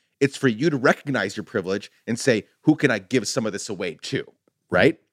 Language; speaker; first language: English; native; English